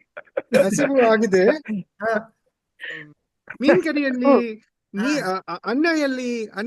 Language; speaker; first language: Kannada; non-native, learner; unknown